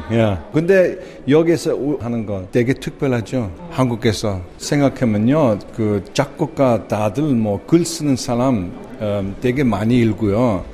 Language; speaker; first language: Korean; early bilingual, heritage; English